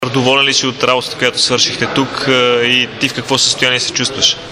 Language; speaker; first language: Bulgarian; native; Bulgarian